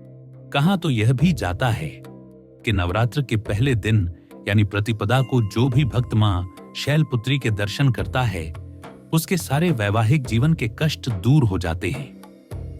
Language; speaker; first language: Hindi; native; Hindi